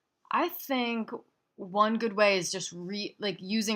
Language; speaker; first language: English; native; English